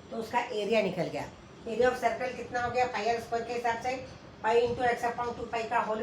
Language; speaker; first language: Hindi; native; Hindi